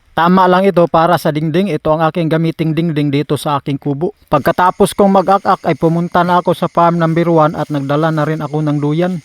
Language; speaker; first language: Filipino; non-native, local second language; Cebuano